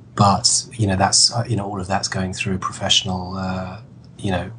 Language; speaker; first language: English; native; English